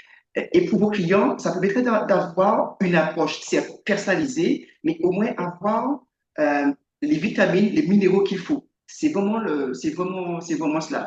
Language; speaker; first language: French; native; French